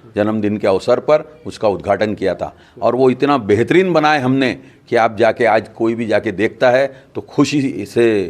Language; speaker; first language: Hindi; non-native, local second language; Sindhi